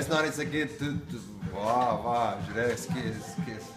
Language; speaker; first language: Lithuanian; non-native, learner; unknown